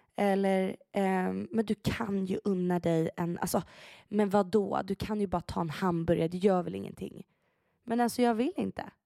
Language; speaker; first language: Swedish; early bilingual, other home language; Persian